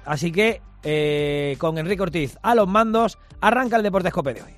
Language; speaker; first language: Spanish; native; Spanish